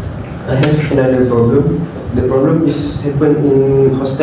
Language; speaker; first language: English; non-native, learner; Malay